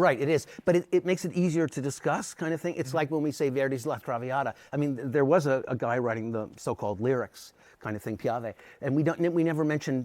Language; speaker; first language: English; native; English